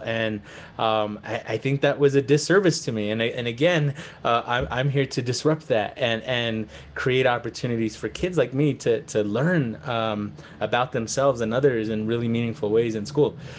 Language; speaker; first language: English; early bilingual, other home language; Spanish